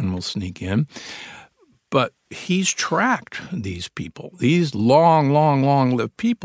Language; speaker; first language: English; native; English